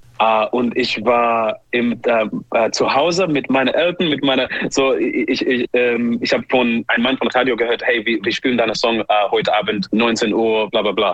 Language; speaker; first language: German; non-native, learner; English